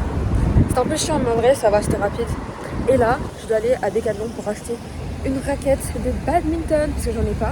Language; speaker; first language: French; native; French